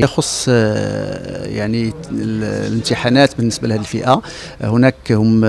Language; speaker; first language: Arabic; native; Arabic